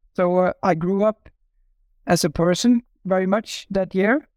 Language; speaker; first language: English; non-native, fluent; Norwegian